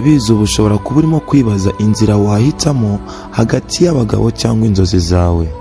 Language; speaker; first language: Kinyarwanda; native; Kinyarwanda